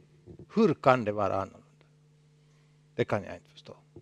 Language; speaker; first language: Swedish; non-native, local second language; Finnish